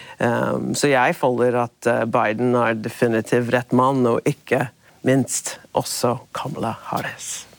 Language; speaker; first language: Norwegian; non-native, fluent; English